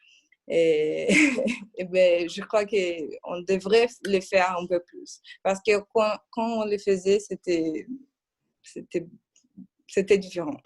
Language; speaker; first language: French; non-native, fluent; Portuguese